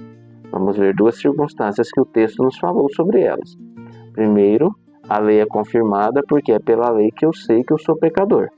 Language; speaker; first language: Portuguese; native; Portuguese